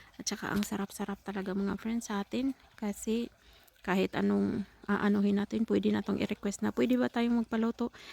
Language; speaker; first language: Filipino; non-native, local second language; Cebuano